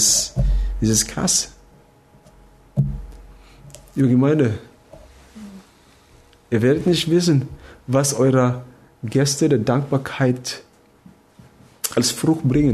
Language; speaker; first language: German; non-native, fluent; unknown